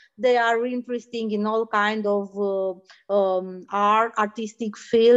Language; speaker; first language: English; non-native, fluent; Romanian